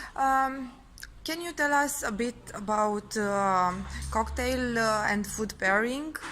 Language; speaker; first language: English; non-native, fluent; Romanian